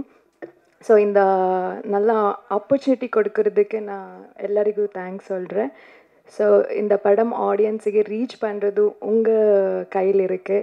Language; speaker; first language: Tamil; non-native, learner; Kannada